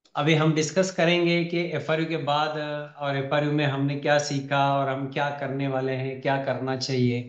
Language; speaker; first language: Hindi; non-native, local second language; Telugu